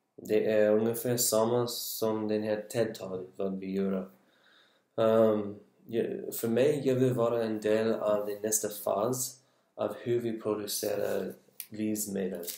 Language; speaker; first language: Swedish; non-native, learner; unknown